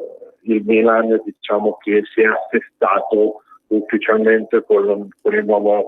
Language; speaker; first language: Italian; native; Italian